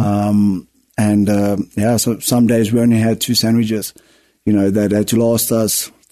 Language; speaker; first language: English; non-native, local second language; Afrikaans